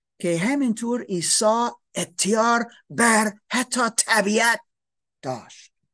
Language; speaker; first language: Persian; non-native, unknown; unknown